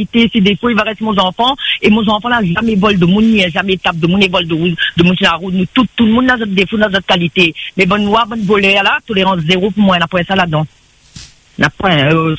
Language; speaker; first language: French; non-native, local second language; Réunion Creole French